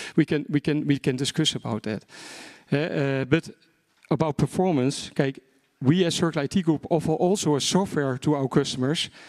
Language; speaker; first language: English; non-native, fluent; Dutch